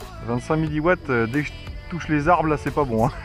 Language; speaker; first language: French; native; French